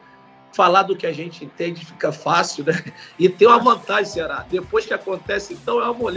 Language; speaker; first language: Portuguese; native; Portuguese